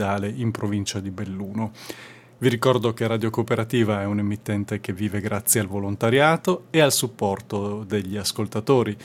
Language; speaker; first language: Italian; native; Italian